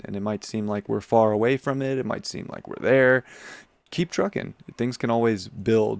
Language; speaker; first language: English; native; English